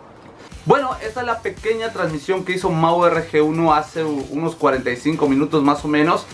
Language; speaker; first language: Spanish; native; Spanish